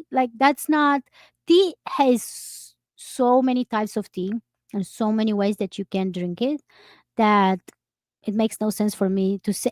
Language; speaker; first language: English; non-native, fluent; Romanian